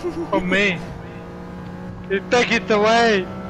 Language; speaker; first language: English; non-native, fluent; Portuguese